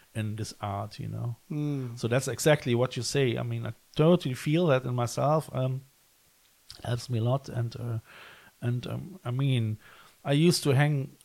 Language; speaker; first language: English; non-native, fluent; German